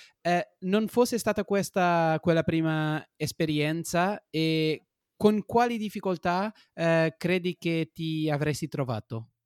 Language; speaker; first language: Italian; non-native, fluent; Portuguese